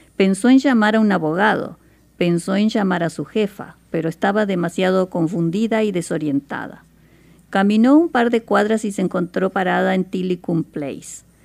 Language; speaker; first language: Spanish; native; Spanish